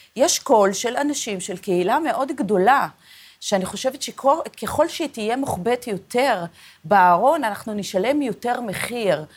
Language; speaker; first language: Hebrew; non-native, local second language; Arabic